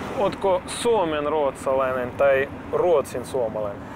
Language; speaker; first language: Finnish; non-native, learner; Russian